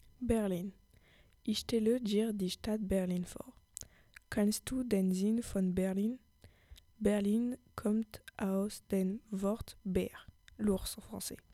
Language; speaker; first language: German; non-native, learner; French